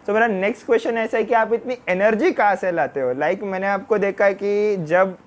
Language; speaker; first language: Hindi; non-native, local second language; Marathi